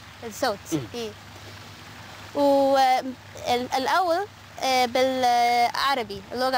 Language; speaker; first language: Arabic; non-native, learner; English